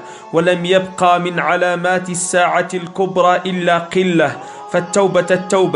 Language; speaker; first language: Arabic; native; Arabic